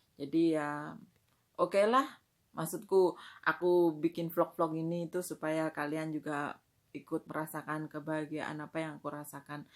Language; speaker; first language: Indonesian; native; Indonesian